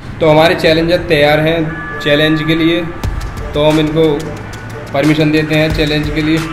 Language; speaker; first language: Hindi; native; Hindi